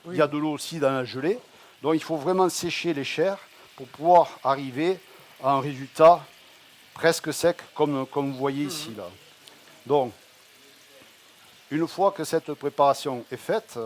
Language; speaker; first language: French; native; French